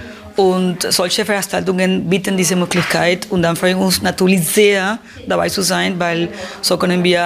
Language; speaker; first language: German; non-native, fluent; Spanish